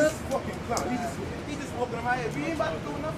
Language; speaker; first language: English; native; English